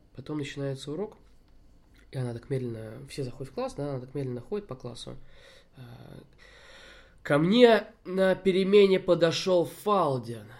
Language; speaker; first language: Russian; native; Russian